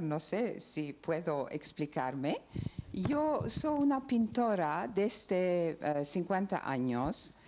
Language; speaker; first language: Spanish; non-native, learner; Ladino